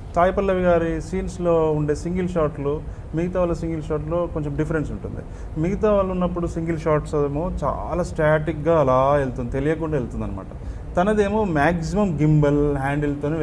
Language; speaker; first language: Telugu; native; Telugu